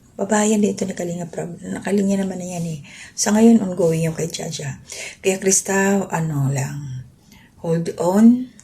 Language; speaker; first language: Filipino; non-native, local second language; Waray